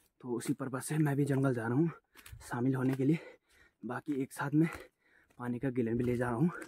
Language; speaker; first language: Hindi; non-native, local second language; Garhwali